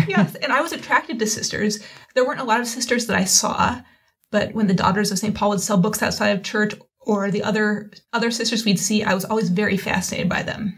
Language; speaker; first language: English; native; English